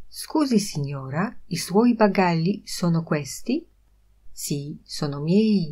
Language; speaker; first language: Italian; non-native, fluent; Polish